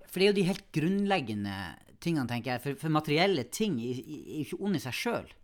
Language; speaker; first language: Norwegian; native; Norwegian